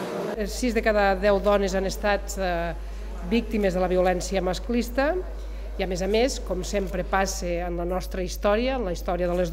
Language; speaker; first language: Catalan; native; Catalan